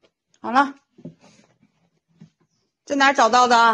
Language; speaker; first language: Chinese; native; Chinese